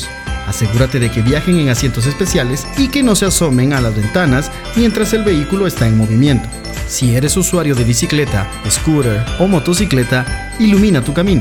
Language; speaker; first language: Spanish; native; Spanish